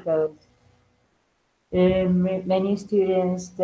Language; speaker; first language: English; non-native, learner; Spanish